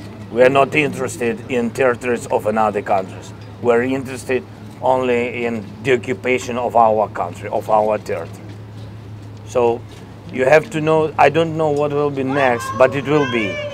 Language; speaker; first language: English; non-native, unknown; Russian